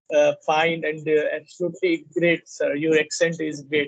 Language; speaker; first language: English; non-native, learner; Hindi